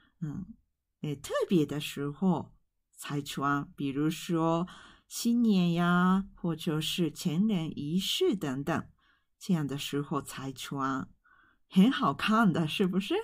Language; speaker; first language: Chinese; non-native, fluent; Japanese